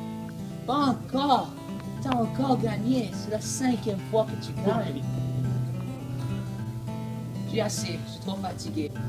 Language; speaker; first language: French; non-native, learner; English